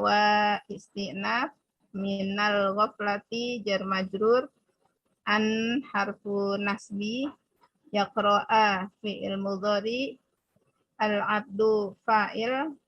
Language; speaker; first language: Arabic; non-native, learner; Indonesian